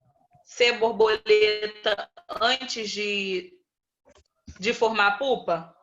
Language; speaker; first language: Portuguese; native; Portuguese